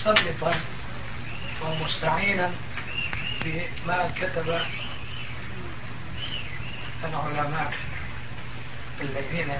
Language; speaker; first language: Arabic; non-native, fluent; Turkish